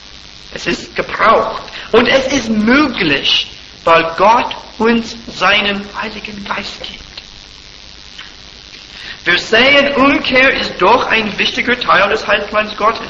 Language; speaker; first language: German; non-native, fluent; English